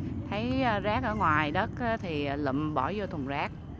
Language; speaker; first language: Vietnamese; native; Vietnamese